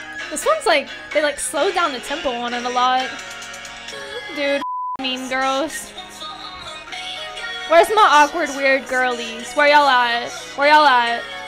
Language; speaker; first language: English; native; English